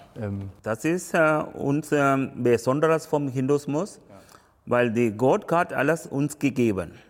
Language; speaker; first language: German; non-native, learner; Tamil